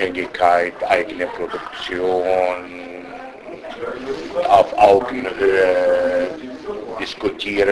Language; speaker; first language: German; non-native, fluent; Arabic